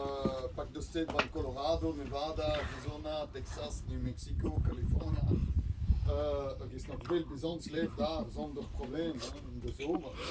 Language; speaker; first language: Dutch; non-native, learner; French